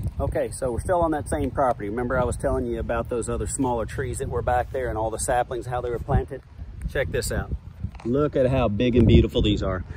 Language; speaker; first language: English; native; English